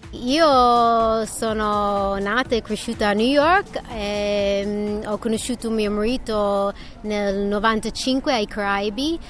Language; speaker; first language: Italian; non-native, fluent; English